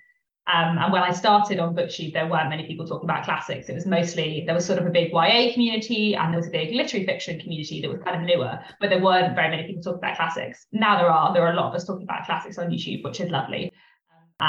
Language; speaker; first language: English; native; English